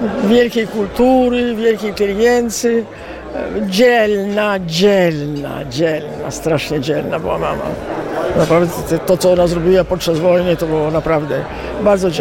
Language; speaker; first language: Polish; early bilingual, heritage; Italian